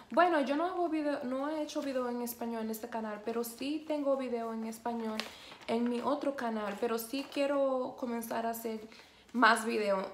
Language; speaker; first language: Spanish; early bilingual, other home language; English